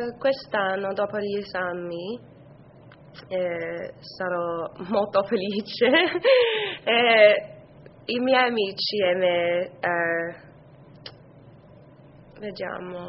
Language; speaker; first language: Italian; non-native, learner; English